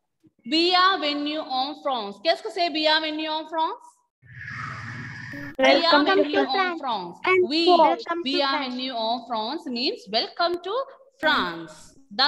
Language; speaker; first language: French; non-native, fluent; Malayalam